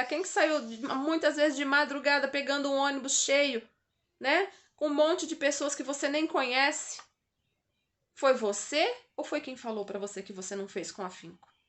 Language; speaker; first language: Portuguese; native; Portuguese